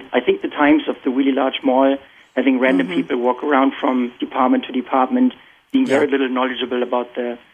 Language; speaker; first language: English; non-native, fluent; German